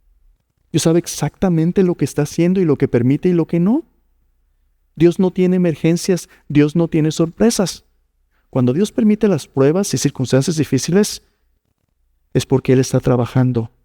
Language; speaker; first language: Spanish; native; Spanish